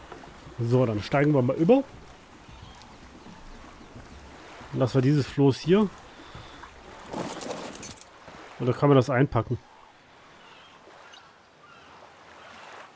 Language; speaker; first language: German; native; German